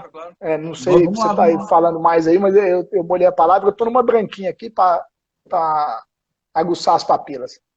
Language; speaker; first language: Portuguese; native; Portuguese